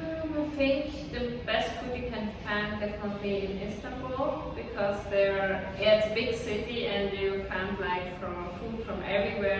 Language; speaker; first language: English; non-native, fluent; Swiss German